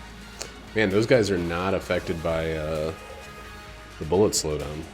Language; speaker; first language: English; native; English